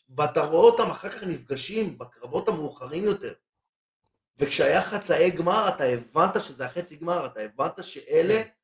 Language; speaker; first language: Hebrew; native; Hebrew